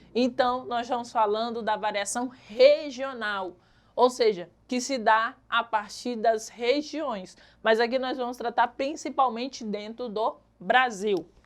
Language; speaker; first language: Portuguese; native; Portuguese